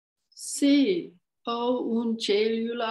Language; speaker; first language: Italian; non-native, learner; English